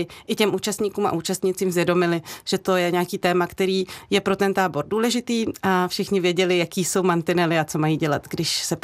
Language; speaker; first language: Czech; native; Czech